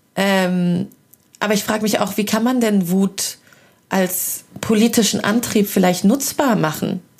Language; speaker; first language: German; early bilingual, other home language; Persian